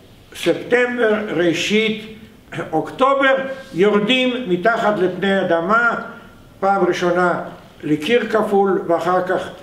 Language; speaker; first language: Hebrew; non-native, fluent; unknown